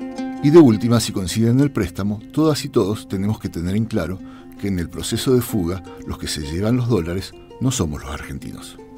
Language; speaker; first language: Spanish; native; Spanish